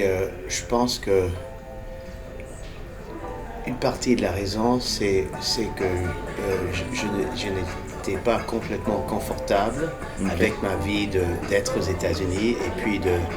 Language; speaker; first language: French; early bilingual, heritage; English